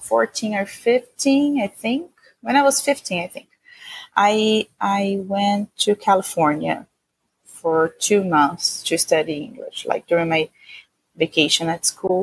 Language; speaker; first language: English; non-native, fluent; Portuguese